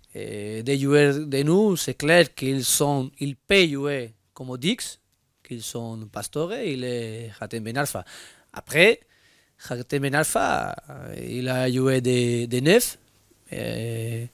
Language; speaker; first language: French; non-native, learner; Spanish